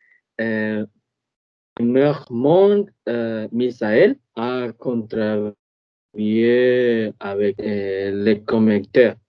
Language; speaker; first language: French; non-native, learner; Spanish